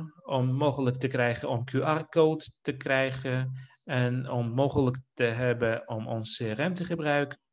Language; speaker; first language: Dutch; non-native, fluent; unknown